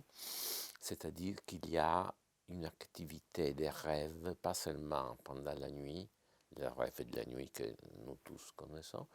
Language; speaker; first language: French; non-native, fluent; Italian